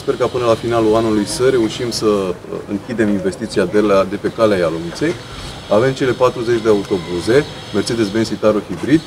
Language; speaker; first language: Romanian; native; Romanian